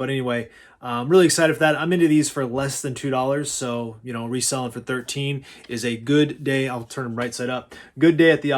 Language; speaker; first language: English; native; English